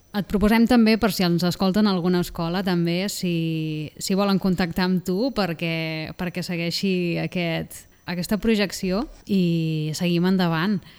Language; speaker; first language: Catalan; native; Catalan